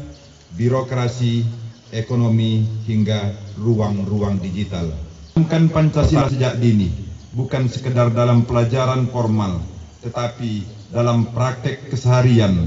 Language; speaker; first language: Indonesian; native; Indonesian